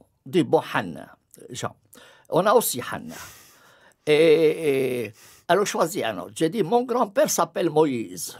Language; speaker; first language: French; non-native, fluent; Arabic